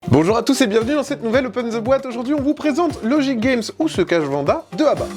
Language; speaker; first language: French; native; French